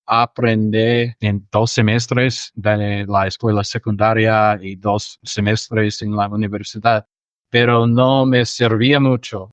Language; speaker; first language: Spanish; non-native, fluent; English